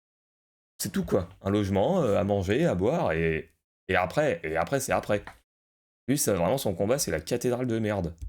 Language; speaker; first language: French; native; French